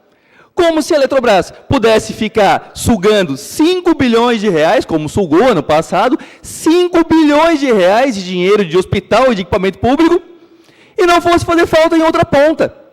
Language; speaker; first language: Portuguese; native; Portuguese